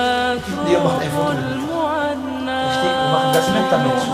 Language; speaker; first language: German; non-native, fluent; Arabic